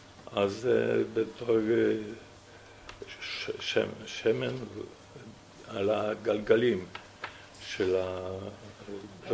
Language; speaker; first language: Hebrew; non-native, fluent; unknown